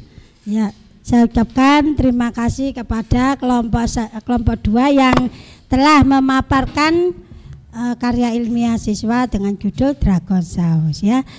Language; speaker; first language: Indonesian; native; Indonesian